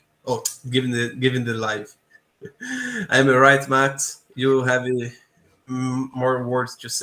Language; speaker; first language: English; non-native, learner; Portuguese